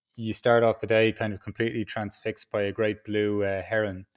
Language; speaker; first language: English; native; English